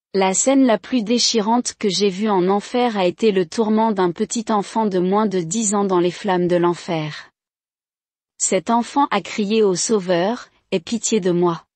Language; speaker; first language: French; non-native, local second language; Rundi